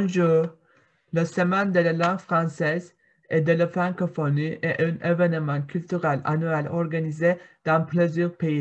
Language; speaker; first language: French; non-native, learner; Turkish